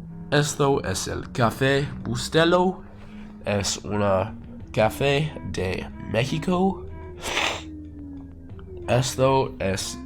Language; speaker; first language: Spanish; non-native, learner; English